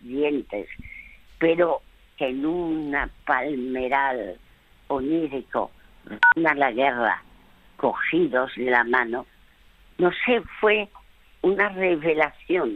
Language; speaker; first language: Spanish; early bilingual, other home language; French